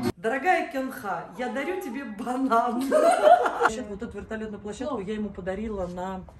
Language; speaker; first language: Russian; native; Russian